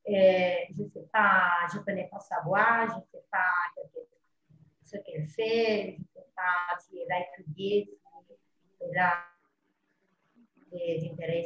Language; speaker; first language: French; non-native, fluent; Italian